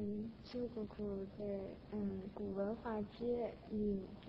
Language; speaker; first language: Japanese; non-native, learner; Chinese